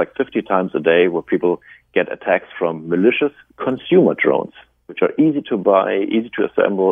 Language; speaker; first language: English; non-native, fluent; German